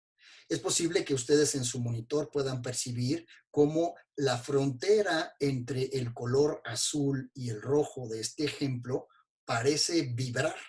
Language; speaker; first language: Spanish; native; Spanish